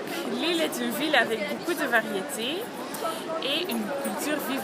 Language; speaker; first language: French; non-native, learner; Dutch